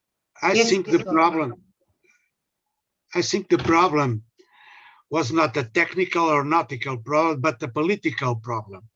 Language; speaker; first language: English; non-native, learner; Portuguese